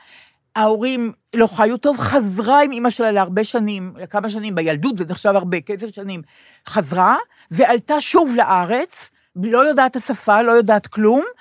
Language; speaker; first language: Hebrew; native; Hebrew